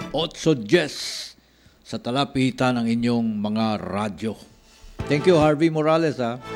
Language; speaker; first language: Filipino; non-native, local second language; Cebuano